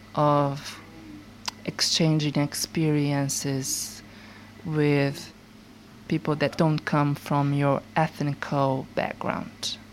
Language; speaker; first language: English; non-native, fluent; Portuguese